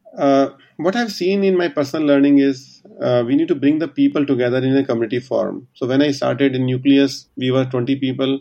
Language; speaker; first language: English; non-native, local second language; Hindi